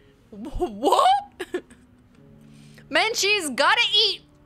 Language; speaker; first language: English; native; English